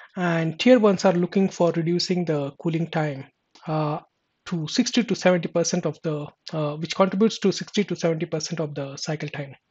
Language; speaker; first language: English; non-native, local second language; Marathi